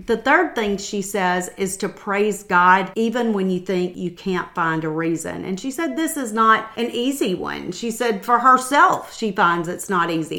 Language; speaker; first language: English; native; English